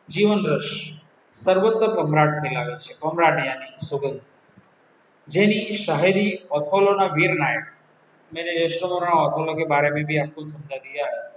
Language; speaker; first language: Hindi; non-native, local second language; Gujarati